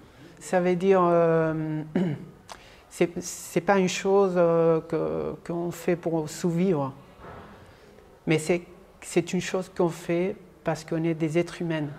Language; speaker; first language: French; non-native, fluent; Spanish